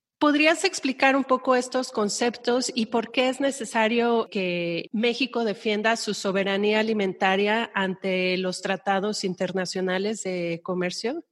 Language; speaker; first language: Spanish; native; Spanish